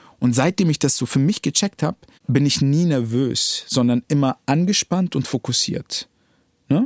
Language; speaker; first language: German; early bilingual, other home language; Arabic